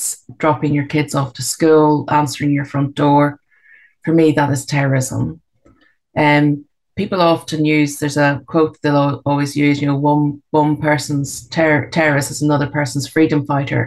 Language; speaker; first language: English; native; English